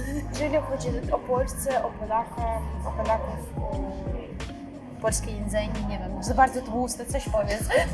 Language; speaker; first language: Polish; non-native, fluent; Russian